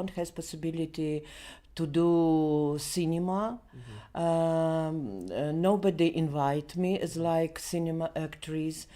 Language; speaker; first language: English; non-native, learner; Belarusian